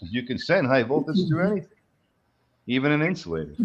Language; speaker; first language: English; native; English